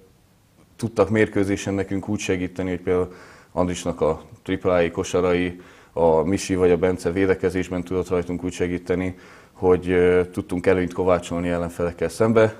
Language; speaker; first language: Hungarian; native; Hungarian